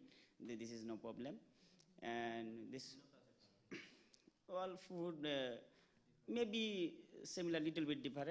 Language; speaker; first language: English; non-native, local second language; Bangla